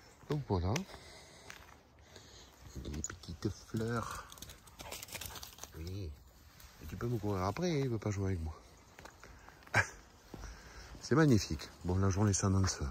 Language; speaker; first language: French; native; French